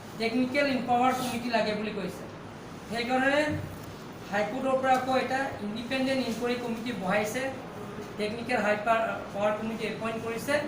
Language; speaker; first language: Assamese; non-native, local second language; Karbi